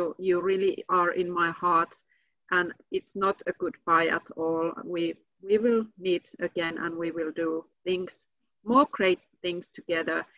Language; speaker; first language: English; non-native, fluent; Finnish